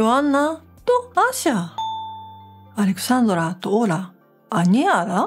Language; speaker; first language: Polish; non-native, fluent; Japanese